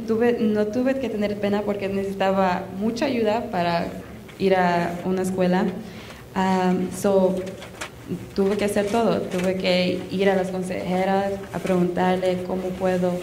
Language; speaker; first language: Spanish; early bilingual, heritage; Spanish